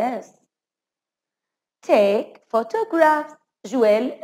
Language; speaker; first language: English; non-native, fluent; Arabic